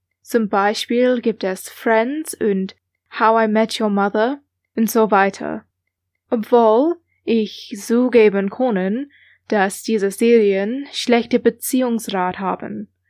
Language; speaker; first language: German; non-native, learner; English